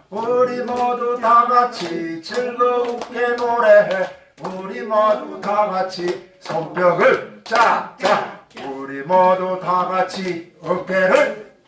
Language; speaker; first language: Korean; native; Korean